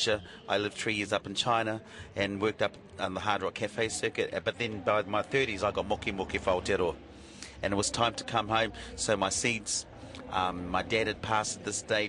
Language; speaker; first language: English; native; English